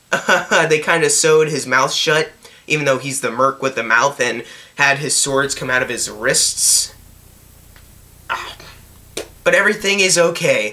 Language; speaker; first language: English; native; English